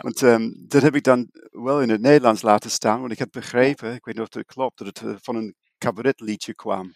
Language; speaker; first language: Dutch; non-native, fluent; English